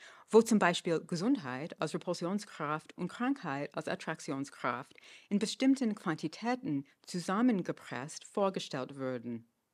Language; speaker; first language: German; non-native, fluent; English